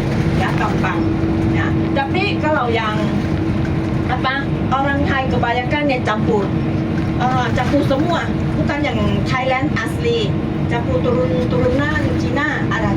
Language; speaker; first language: Indonesian; non-native, learner; Thai